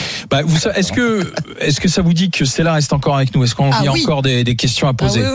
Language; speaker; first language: French; native; French